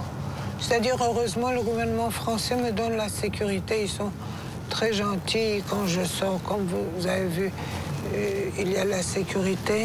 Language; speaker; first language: French; non-native, fluent; Persian